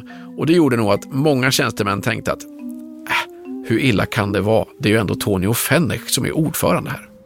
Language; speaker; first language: Swedish; native; Swedish